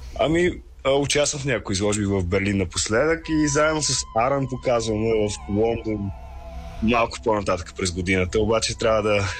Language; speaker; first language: Bulgarian; native; Bulgarian